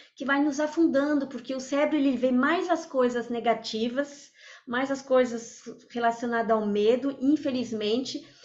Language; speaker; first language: Portuguese; early bilingual, other home language; French